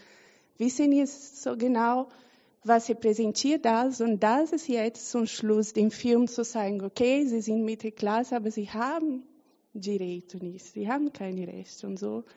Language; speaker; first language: German; non-native, fluent; Portuguese